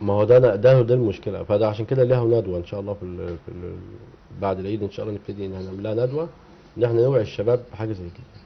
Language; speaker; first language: Arabic; native; Arabic